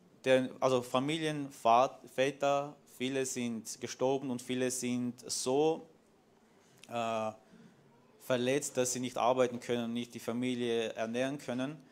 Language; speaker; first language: German; non-native, fluent; Armenian